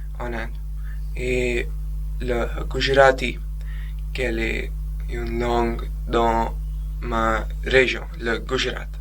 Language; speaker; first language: French; non-native, learner; Gujarati